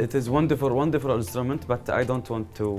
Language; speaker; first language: English; non-native, learner; Arabic